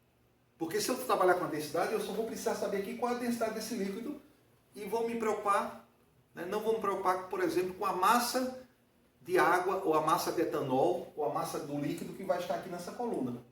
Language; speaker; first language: Portuguese; native; Portuguese